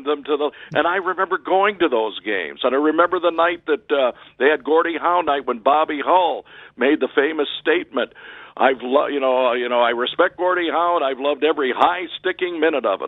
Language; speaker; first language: English; native; English